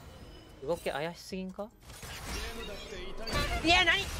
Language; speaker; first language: Japanese; native; Japanese